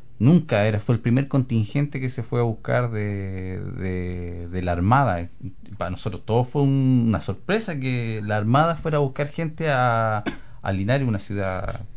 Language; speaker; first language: Spanish; native; Spanish